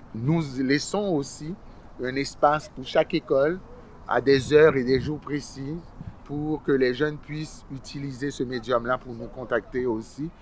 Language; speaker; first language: French; early bilingual, other home language; Haitian Creole